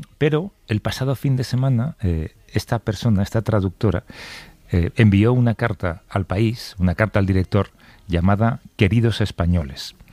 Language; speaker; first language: Spanish; native; Spanish